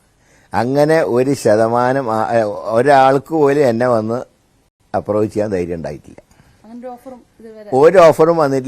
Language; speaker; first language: Malayalam; native; Malayalam